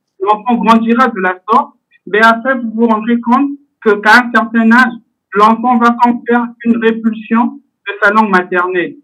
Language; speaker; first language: French; native; French